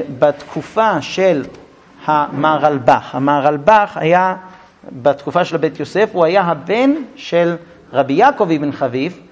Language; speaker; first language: Hebrew; non-native, fluent; English